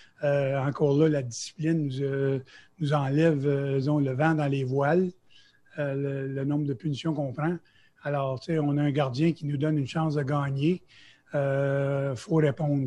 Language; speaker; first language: French; native; French